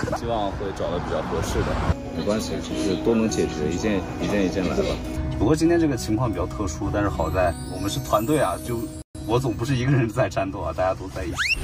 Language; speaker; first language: Chinese; native; Chinese